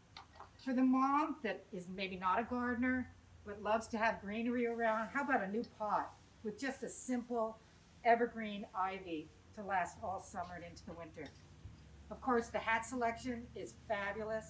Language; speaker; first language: English; native; English